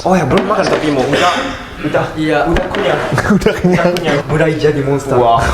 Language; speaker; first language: Indonesian; non-native, learner; Japanese